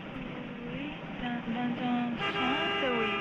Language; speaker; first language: French; non-native, learner; Japanese